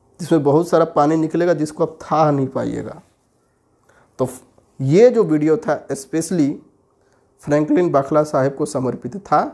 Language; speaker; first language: Hindi; native; Hindi